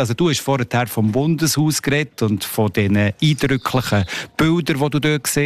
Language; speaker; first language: German; native; German